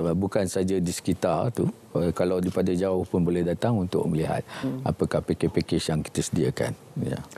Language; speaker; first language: Malay; native; Malay